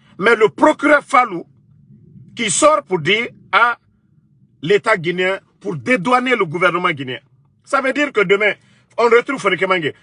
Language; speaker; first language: French; non-native, local second language; Mandingo